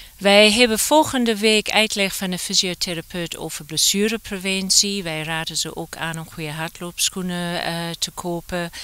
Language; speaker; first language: Dutch; non-native, fluent; English